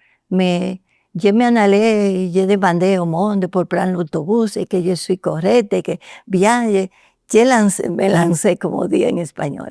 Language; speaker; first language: French; non-native, learner; Spanish